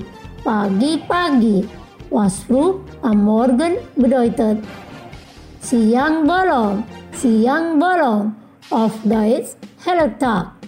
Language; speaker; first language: German; non-native, local second language; Indonesian